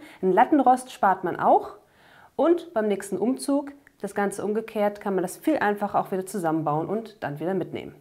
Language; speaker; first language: German; native; German